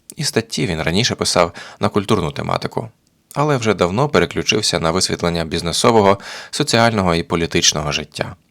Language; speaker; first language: Ukrainian; native; Ukrainian